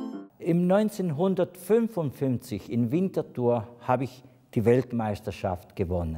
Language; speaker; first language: German; non-native, fluent; Italian